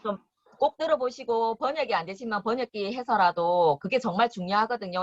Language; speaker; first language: Korean; native; Korean